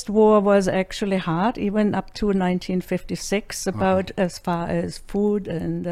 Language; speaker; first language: English; non-native, fluent; German